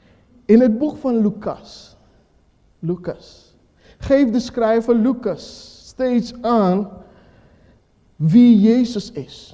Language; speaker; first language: Dutch; non-native, fluent; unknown